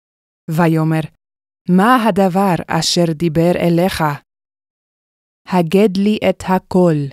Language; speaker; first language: Hebrew; non-native, fluent; English